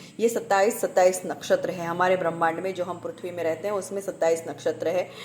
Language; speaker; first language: Hindi; non-native, local second language; Gujarati